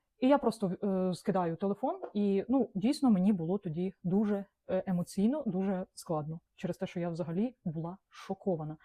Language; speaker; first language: Ukrainian; non-native, local second language; Russian